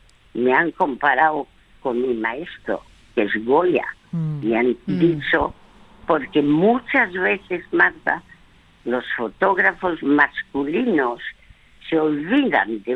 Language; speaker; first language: Spanish; early bilingual, other home language; French